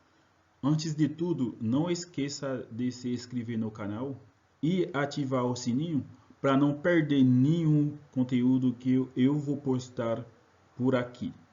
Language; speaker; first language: Portuguese; non-native, fluent; French